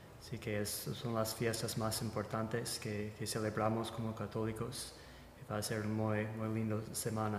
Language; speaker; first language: Spanish; non-native, fluent; English